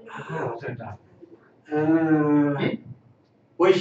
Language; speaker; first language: Japanese; non-native, learner; Tamil